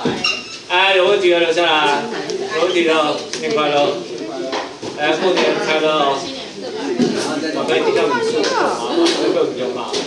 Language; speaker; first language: Chinese; native; Chinese